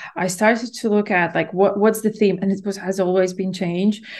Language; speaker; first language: English; non-native, fluent; Latvian